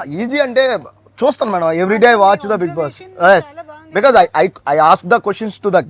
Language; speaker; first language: Telugu; native; Telugu